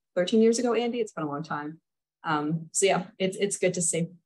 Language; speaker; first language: English; native; English